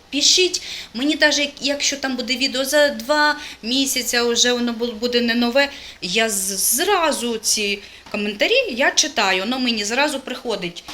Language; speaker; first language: Ukrainian; non-native, local second language; Russian